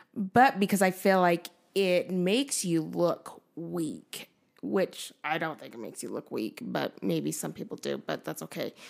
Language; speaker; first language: English; native; English